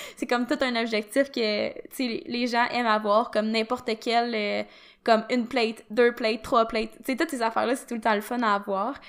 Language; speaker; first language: French; native; French